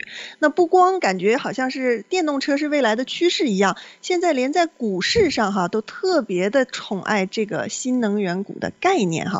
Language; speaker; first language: Chinese; native; Chinese